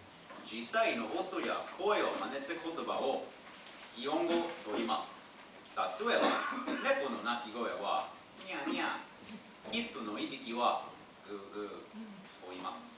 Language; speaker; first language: Japanese; non-native, learner; English